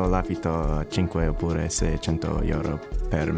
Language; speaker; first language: Italian; non-native, learner; English